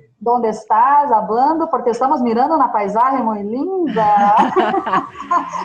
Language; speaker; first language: Spanish; non-native, fluent; Portuguese